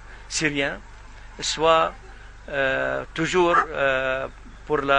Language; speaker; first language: French; non-native, fluent; Arabic